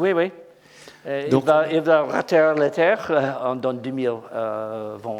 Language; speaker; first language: French; non-native, learner; English